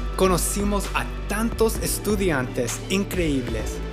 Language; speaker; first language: Spanish; non-native, fluent; English